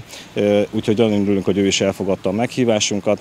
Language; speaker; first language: Hungarian; native; Hungarian